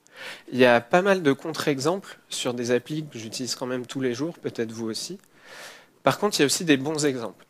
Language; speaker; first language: French; native; French